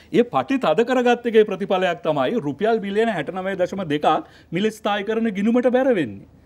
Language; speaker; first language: Sinhala; native; Sinhala